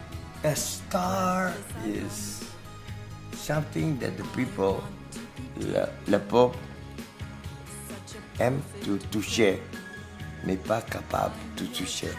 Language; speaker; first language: English; non-native, learner; French